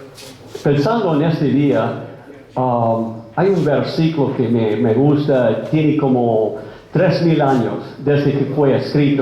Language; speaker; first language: Spanish; non-native, fluent; English